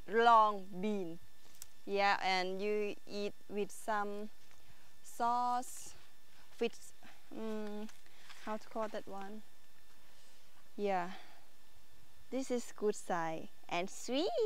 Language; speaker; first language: English; non-native, learner; Thai